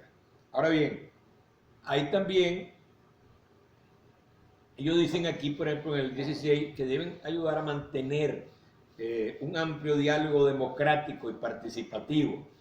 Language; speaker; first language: Spanish; native; Spanish